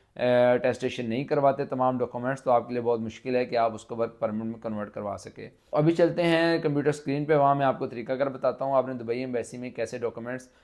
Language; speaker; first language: Urdu; non-native, local second language; Punjabi